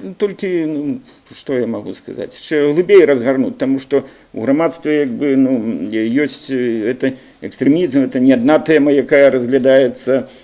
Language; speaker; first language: Belarusian; native; Belarusian